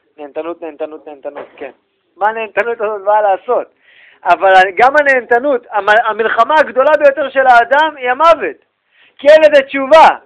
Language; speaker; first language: Hebrew; native; Hebrew